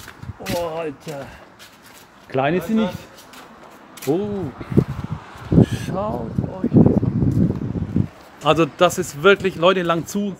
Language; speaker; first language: German; early bilingual, other home language; Turkish